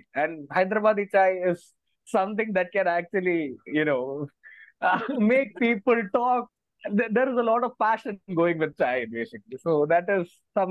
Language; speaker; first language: English; non-native, local second language; Malayalam